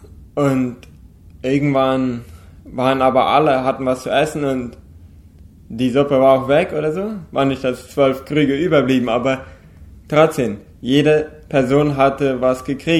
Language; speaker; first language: German; non-native, local second language; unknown